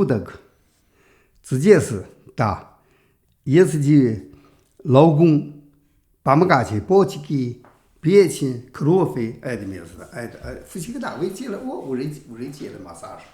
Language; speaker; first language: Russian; non-native, learner; Chinese